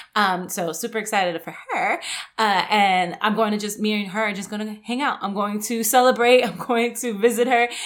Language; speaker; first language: English; native; English